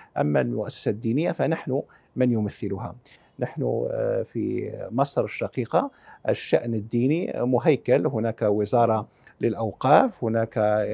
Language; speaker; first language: Arabic; early bilingual, heritage; Arabic